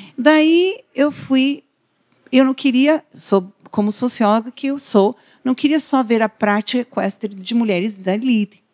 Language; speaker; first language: Portuguese; non-native, fluent; English